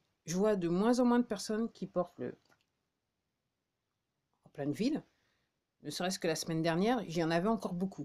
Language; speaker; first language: French; native; French